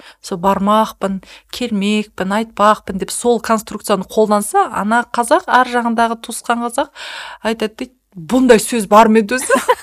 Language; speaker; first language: Kazakh; native; Kazakh